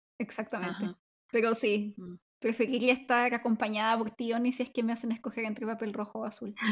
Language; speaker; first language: Spanish; native; Spanish